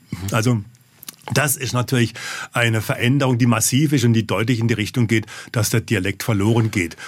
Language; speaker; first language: German; native; German